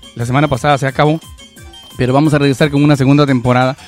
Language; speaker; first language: Spanish; native; Spanish